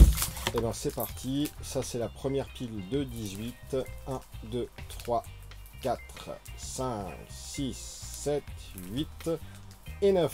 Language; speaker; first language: French; native; French